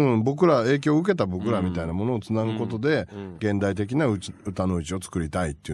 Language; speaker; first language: Japanese; native; Japanese